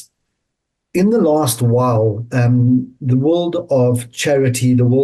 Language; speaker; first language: English; native; English